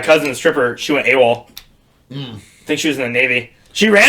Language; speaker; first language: English; native; English